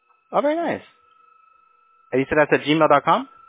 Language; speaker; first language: English; native; English